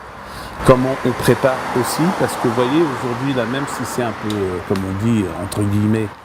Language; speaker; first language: French; native; French